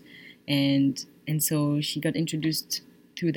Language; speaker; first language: English; non-native, fluent; French